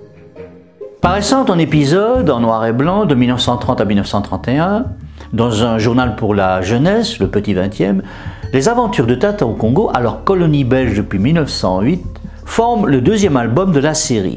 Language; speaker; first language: French; native; French